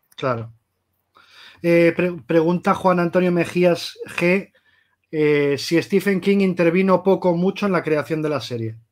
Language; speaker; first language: Spanish; native; Spanish